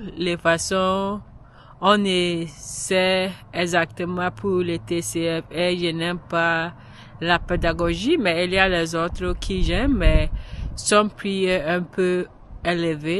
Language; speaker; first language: French; non-native, learner; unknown